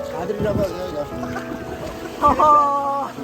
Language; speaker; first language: Korean; native; Korean